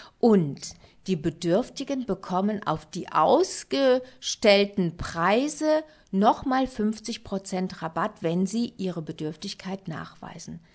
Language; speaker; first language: German; native; German